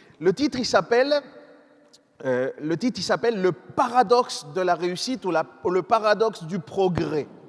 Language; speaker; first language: French; non-native, fluent; Spanish